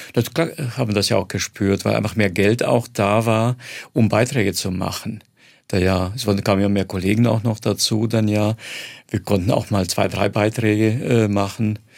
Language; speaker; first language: German; non-native, fluent; Croatian